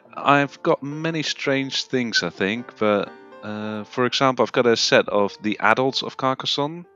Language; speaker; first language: English; non-native, fluent; Dutch